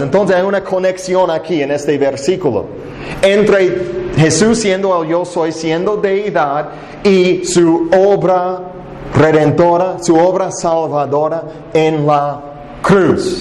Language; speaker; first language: Spanish; non-native, fluent; English